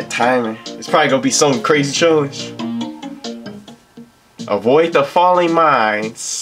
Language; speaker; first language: English; native; English